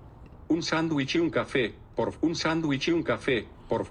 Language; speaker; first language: Spanish; non-native, learner; English